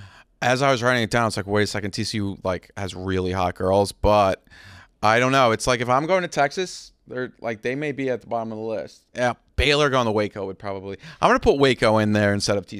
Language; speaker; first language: English; native; English